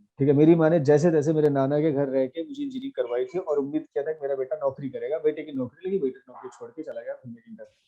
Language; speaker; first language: Hindi; native; Hindi